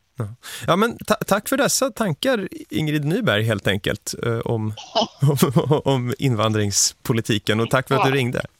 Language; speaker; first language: Swedish; native; Swedish